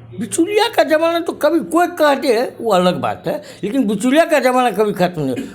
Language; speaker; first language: Hindi; native; Hindi